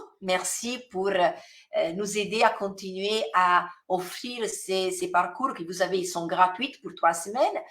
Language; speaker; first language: French; non-native, fluent; Italian